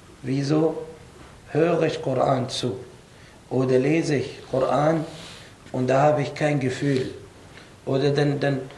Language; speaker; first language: German; non-native, fluent; Arabic